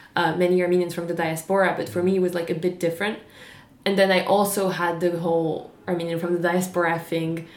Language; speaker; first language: English; non-native, fluent; French